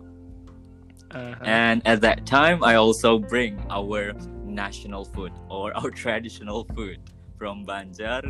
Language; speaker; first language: English; non-native, fluent; Indonesian